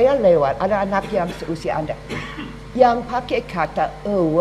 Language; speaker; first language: Indonesian; non-native, learner; English